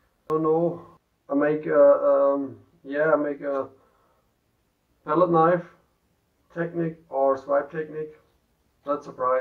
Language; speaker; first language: English; non-native, learner; German